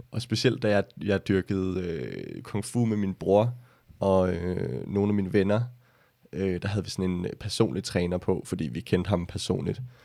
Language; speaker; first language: Danish; native; Danish